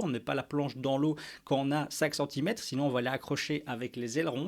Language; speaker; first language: French; native; French